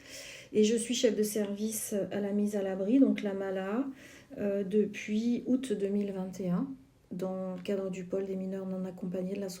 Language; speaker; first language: French; native; French